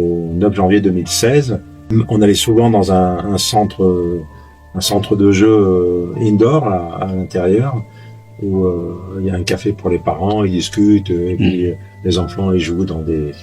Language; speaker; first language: French; native; French